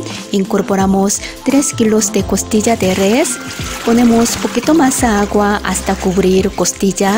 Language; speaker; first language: Spanish; non-native, learner; Korean